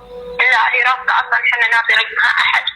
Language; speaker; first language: Arabic; native; Arabic